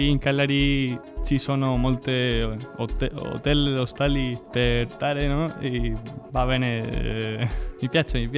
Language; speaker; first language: Italian; non-native, learner; Spanish